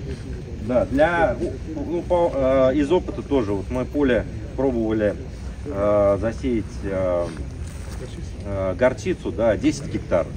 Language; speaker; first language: Russian; native; Russian